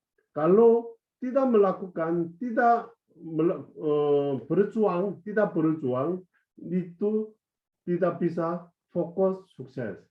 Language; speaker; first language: Indonesian; non-native, fluent; Korean